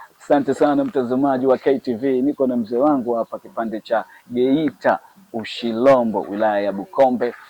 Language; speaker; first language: Swahili; native; Swahili